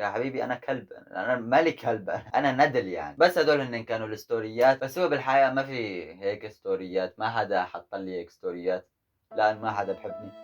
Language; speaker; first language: Arabic; native; Arabic